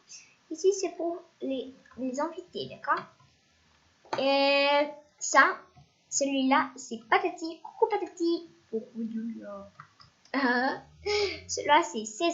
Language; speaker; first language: French; non-native, fluent; Spanish